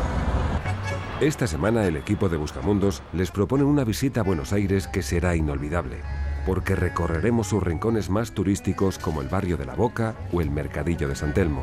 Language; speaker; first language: Spanish; native; Spanish